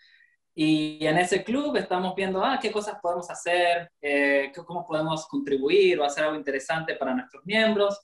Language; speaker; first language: Spanish; native; Spanish